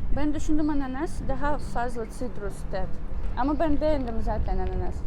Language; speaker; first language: Turkish; non-native, learner; Russian